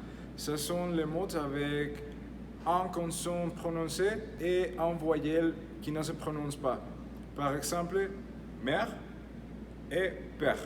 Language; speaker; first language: French; non-native, learner; Spanish